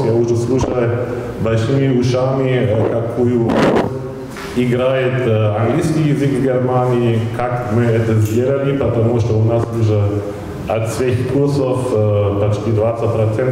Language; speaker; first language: Russian; non-native, fluent; German